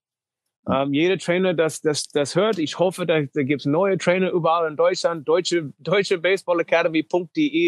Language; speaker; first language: German; non-native, learner; English